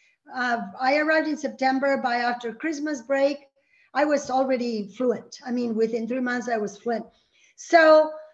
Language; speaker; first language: English; early bilingual, other home language; Spanish